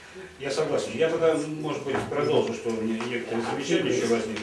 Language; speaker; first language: Russian; native; Russian